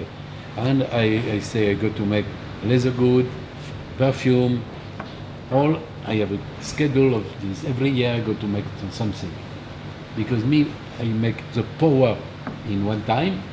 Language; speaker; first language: English; non-native, learner; French